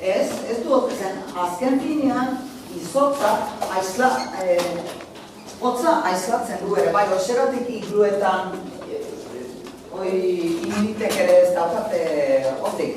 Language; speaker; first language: Basque; non-native, fluent; Finnish